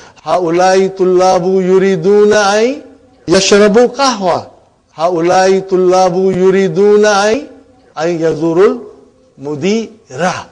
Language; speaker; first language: Arabic; non-native, fluent; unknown